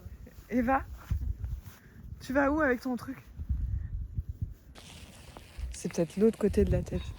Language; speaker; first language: French; native; French